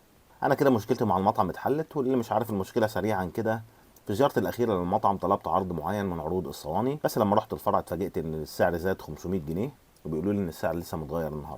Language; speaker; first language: Arabic; native; Arabic